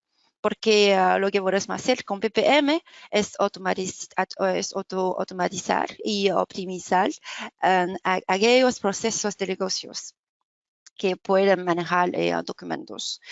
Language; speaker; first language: Spanish; non-native, fluent; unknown